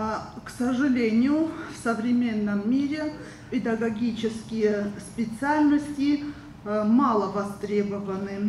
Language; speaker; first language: Russian; non-native, local second language; Ossetic